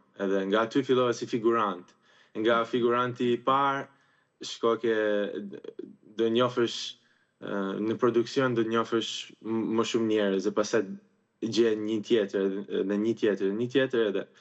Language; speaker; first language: Albanian; early bilingual, heritage; Albanian